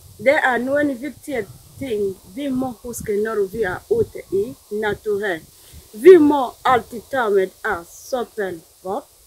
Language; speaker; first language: Norwegian; non-native, learner; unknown